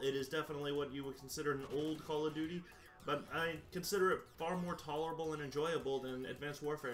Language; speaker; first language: English; native; English